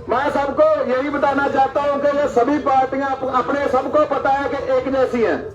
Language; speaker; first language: Hindi; native; Hindi